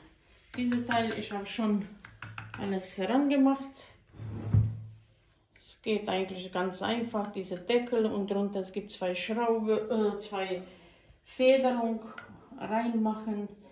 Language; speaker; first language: German; non-native, fluent; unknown